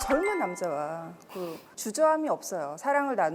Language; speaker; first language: Korean; native; Korean